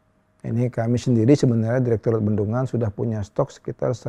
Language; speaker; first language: Indonesian; native; Indonesian